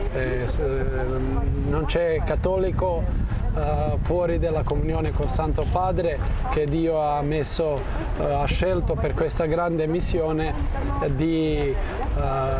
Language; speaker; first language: Italian; non-native, fluent; Croatian